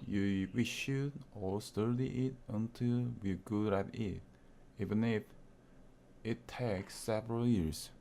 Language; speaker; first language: English; non-native, learner; Korean